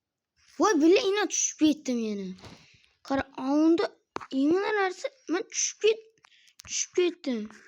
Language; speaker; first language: Turkish; non-native, learner; Uzbek